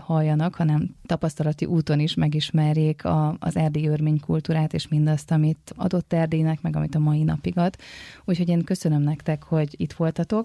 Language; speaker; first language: Hungarian; native; Hungarian